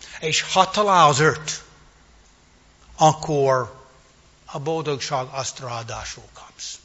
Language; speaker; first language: Hungarian; non-native, fluent; English